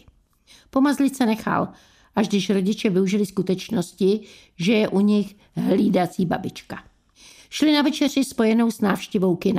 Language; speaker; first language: Czech; native; Czech